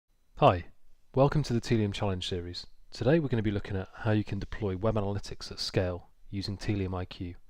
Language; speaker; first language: English; native; English